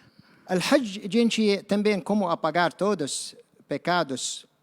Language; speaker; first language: Portuguese; non-native, learner; Arabic